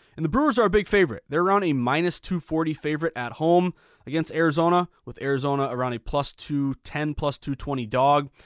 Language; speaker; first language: English; native; English